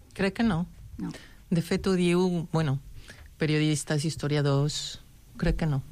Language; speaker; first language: Catalan; non-native, fluent; Spanish